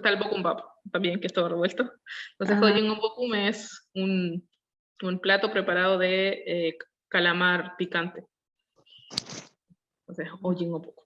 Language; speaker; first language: Spanish; non-native, learner; Korean